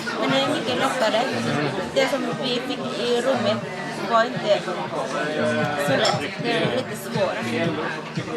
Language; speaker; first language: Swedish; non-native, learner; Thai